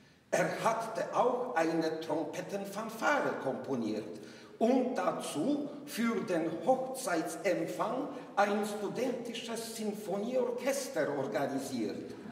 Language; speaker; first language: German; non-native, learner; English